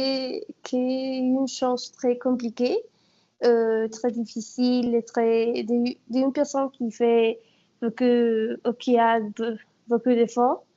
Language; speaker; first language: French; non-native, learner; Spanish